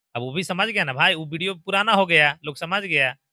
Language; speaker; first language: Hindi; native; Hindi